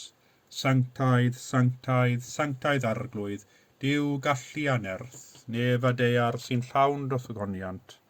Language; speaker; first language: Welsh; native; Welsh